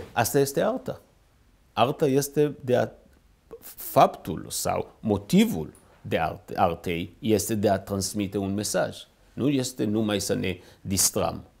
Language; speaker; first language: Romanian; early bilingual, heritage; Hebrew